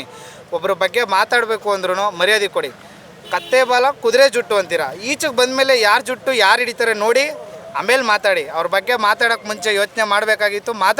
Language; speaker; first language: Kannada; native; Kannada